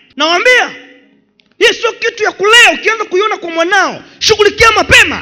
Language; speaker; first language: Swahili; native; Swahili